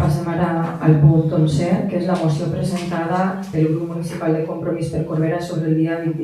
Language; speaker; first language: Catalan; native; Catalan